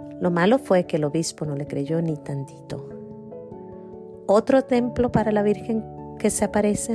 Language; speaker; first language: Spanish; native; Spanish